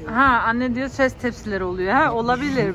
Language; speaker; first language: Turkish; non-native, learner; German